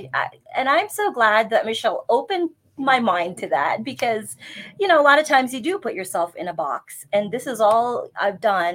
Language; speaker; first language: English; non-native, local second language; Bikol